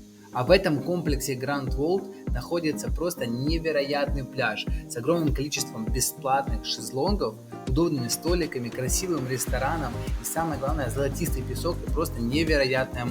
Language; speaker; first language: Russian; native; Russian